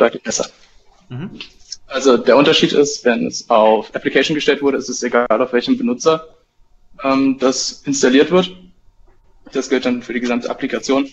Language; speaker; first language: German; native; German